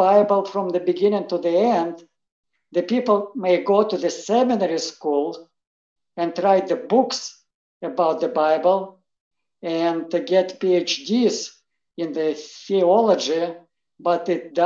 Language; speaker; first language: English; non-native, fluent; Russian